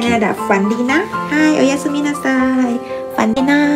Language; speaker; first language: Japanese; non-native, learner; Thai